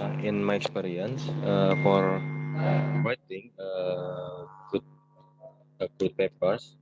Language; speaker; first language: English; non-native, learner; Indonesian